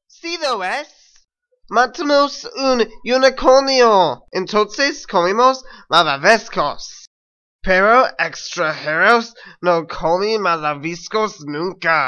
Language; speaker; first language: Spanish; non-native, learner; English